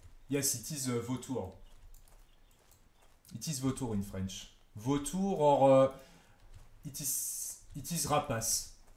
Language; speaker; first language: English; non-native, fluent; French